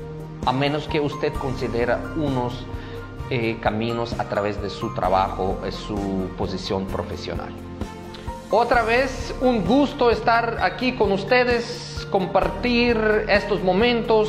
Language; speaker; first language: Spanish; non-native, fluent; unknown